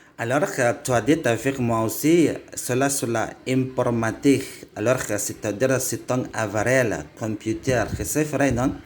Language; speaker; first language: French; non-native, learner; Indonesian